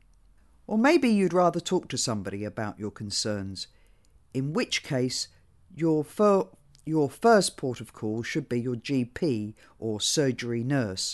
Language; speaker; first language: English; native; English